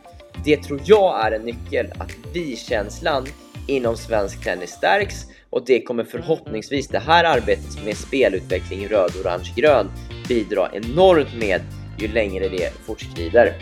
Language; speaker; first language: Swedish; native; Swedish